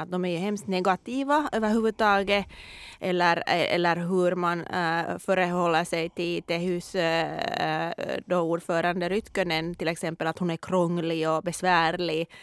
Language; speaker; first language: Swedish; non-native, local second language; Finnish